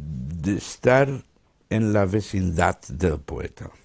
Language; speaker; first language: Spanish; non-native, fluent; Dutch